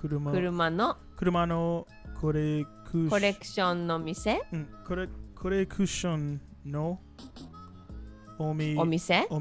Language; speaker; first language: Japanese; non-native, learner; English